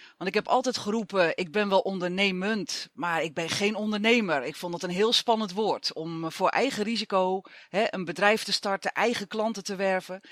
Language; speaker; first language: Dutch; native; Dutch